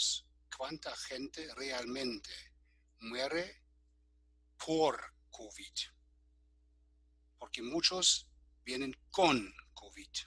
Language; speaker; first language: Spanish; non-native, fluent; German